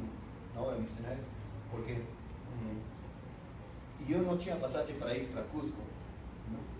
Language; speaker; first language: Portuguese; non-native, fluent; Spanish